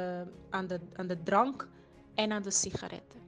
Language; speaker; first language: Dutch; early bilingual, other home language; Portuguese